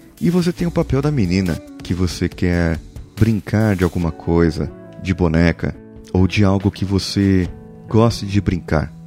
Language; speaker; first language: Portuguese; native; Portuguese